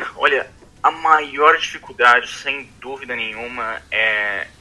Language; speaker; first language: Portuguese; native; Portuguese